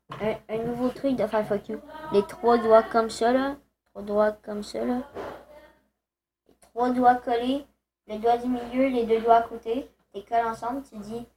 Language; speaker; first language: French; native; French